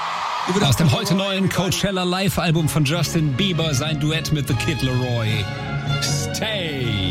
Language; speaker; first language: German; native; German